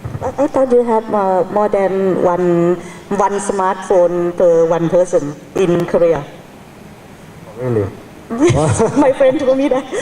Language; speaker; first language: English; non-native, learner; Thai